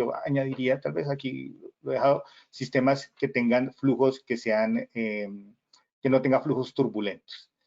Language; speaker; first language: Spanish; native; Spanish